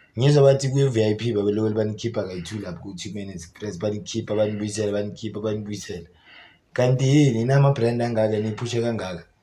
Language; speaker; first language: Zulu; native; Zulu